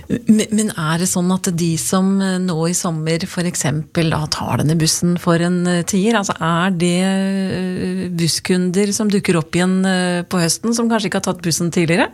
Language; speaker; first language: Norwegian; native; Norwegian